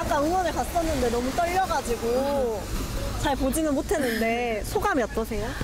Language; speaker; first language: Korean; native; Korean